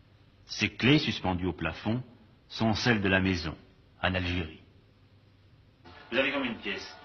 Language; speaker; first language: French; native; French